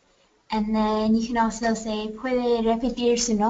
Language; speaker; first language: Spanish; non-native, learner; English